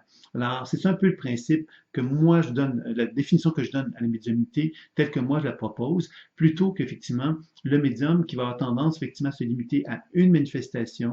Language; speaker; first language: French; native; French